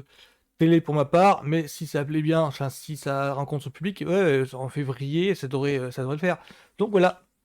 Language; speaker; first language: French; native; French